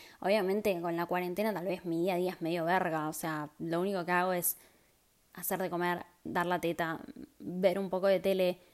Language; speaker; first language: Spanish; native; Spanish